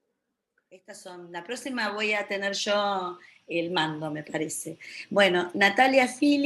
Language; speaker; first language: Spanish; native; Spanish